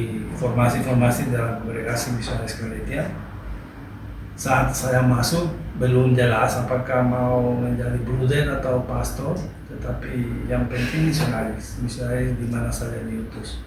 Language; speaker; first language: Indonesian; non-native, learner; Spanish